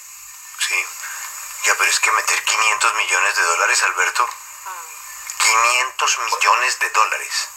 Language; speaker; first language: Spanish; native; Spanish